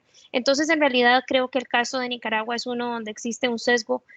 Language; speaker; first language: Spanish; native; Spanish